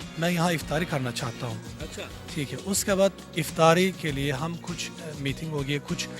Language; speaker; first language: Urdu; non-native, learner; Turkish